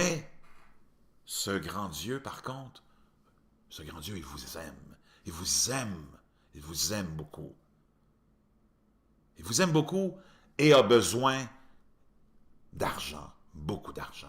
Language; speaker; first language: French; native; French